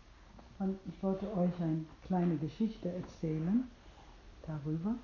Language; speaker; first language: German; non-native, fluent; English